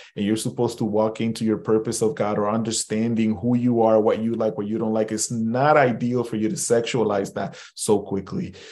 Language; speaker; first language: English; early bilingual, other home language; Spanish